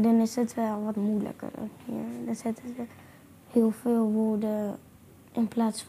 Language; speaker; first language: Dutch; early bilingual, other home language; Italian